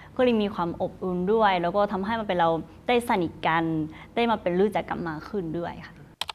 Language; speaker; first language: Thai; non-native, learner; Japanese